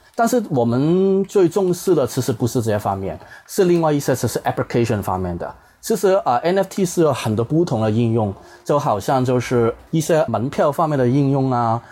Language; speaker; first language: Chinese; non-native, fluent; Cantonese